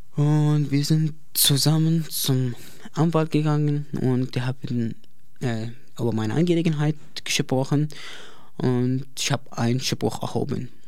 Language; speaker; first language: German; non-native, learner; Arabic